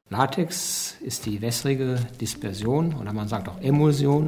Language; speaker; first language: German; native; German